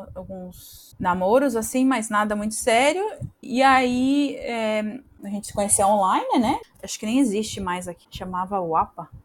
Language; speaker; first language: Portuguese; native; Portuguese